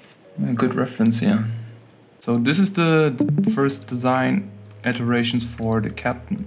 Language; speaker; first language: English; non-native, fluent; German